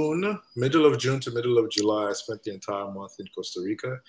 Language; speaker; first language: English; non-native, local second language; Igbo